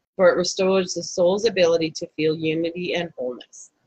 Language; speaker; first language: English; native; English